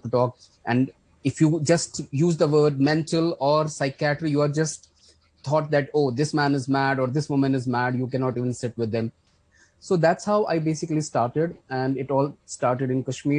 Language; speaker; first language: English; non-native, local second language; Kashmiri